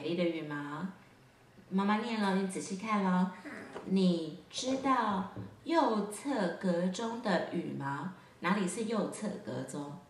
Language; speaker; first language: Chinese; native; Chinese